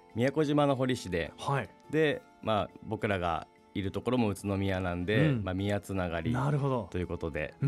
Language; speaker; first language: Japanese; native; Japanese